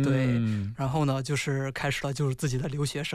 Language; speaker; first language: Chinese; native; Chinese